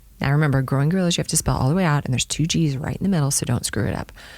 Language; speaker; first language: English; native; English